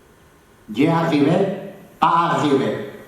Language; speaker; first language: French; non-native, learner; Spanish